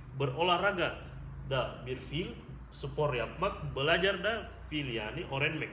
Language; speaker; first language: Turkish; non-native, fluent; Indonesian